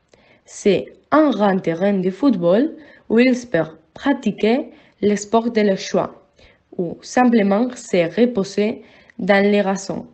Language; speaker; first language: French; non-native, learner; Spanish